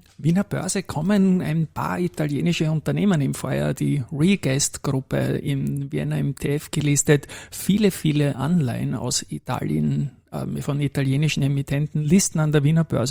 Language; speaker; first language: German; native; German